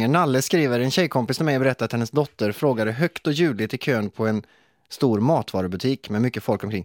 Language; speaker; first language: Swedish; native; Swedish